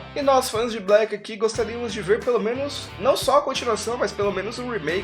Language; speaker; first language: Portuguese; native; Portuguese